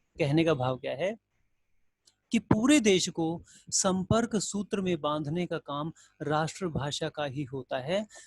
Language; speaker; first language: Hindi; native; Hindi